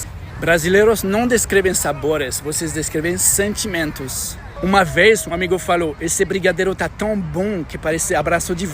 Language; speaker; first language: Portuguese; non-native, fluent; French